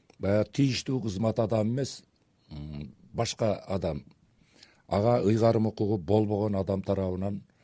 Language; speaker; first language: Kyrgyz; native; Kyrgyz